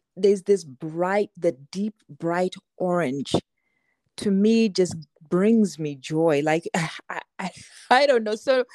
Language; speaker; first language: English; non-native, local second language; Shona